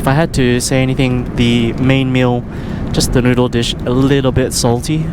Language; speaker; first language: English; native; English